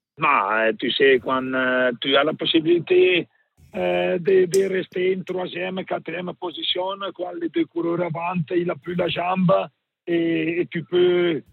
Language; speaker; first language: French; non-native, learner; Italian